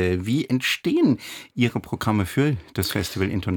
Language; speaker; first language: German; native; German